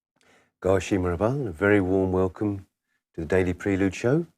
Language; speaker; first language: English; native; English